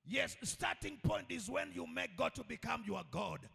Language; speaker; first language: English; non-native, local second language; Swahili